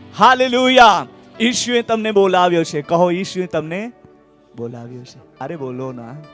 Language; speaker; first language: Gujarati; non-native, local second language; Marathi